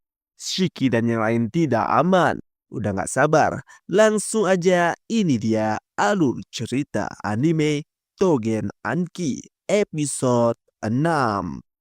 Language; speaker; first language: Indonesian; native; Indonesian